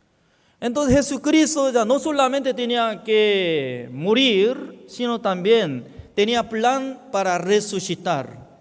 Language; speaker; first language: Spanish; non-native, fluent; Korean